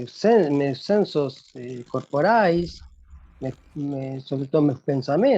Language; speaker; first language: Portuguese; non-native, fluent; Spanish